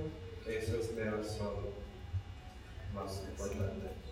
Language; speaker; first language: Spanish; non-native, fluent; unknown